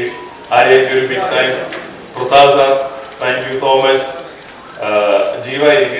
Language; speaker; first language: Tamil; non-native, learner; Malayalam